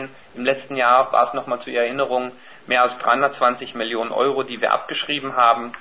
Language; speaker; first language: German; native; German